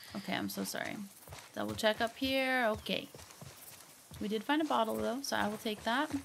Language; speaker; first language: English; native; English